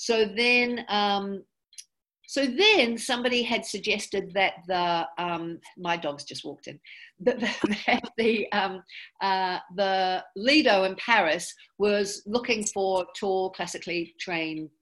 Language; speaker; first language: English; native; English